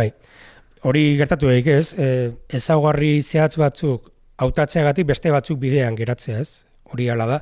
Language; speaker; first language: Basque; native; Basque